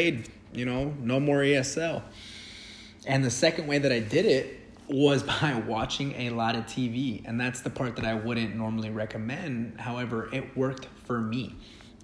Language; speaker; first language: English; early bilingual, other home language; Spanish